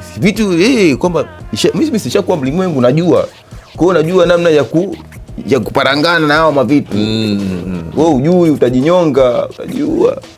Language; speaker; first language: Swahili; native; Swahili